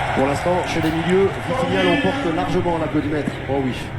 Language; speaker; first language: French; native; French